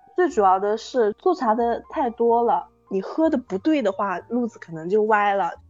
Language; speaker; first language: Chinese; native; Chinese